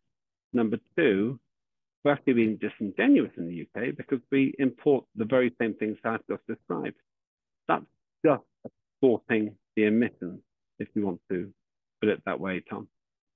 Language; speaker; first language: English; native; English